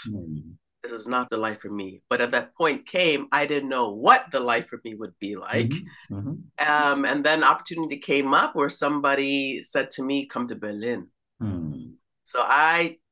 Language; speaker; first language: English; native; English